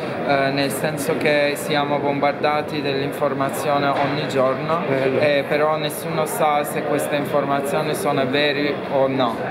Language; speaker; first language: Italian; non-native, fluent; Turkish